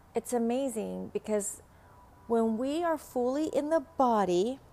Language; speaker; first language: English; non-native, fluent; Vietnamese